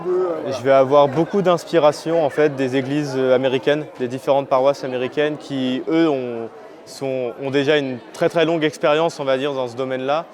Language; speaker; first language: French; native; French